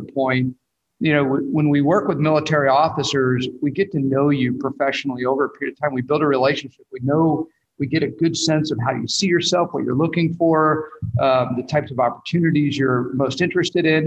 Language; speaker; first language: English; native; English